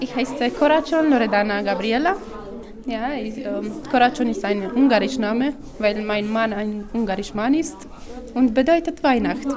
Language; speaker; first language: German; non-native, learner; Romanian